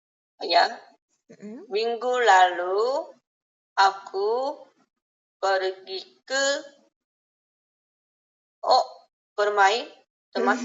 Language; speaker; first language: Indonesian; non-native, learner; Korean